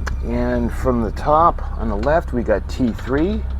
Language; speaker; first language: English; native; English